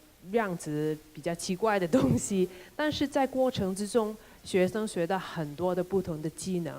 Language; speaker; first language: Chinese; non-native, local second language; Cantonese